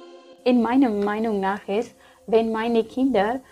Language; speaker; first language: German; non-native, learner; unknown